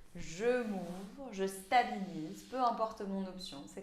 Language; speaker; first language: French; native; French